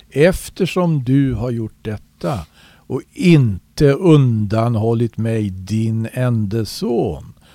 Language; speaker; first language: Swedish; native; Swedish